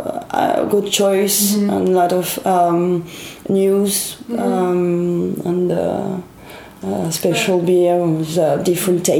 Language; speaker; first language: English; non-native, learner; French